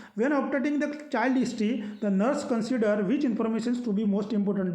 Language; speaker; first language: English; non-native, local second language; Gujarati